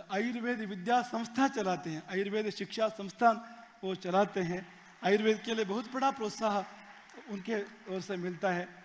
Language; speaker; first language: Hindi; non-native, local second language; Kannada